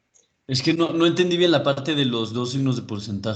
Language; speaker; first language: Spanish; native; Spanish